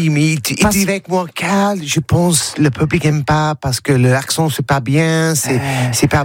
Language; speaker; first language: French; non-native, learner; English